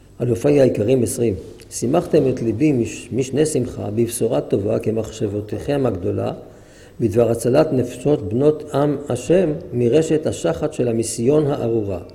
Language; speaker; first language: Hebrew; native; Hebrew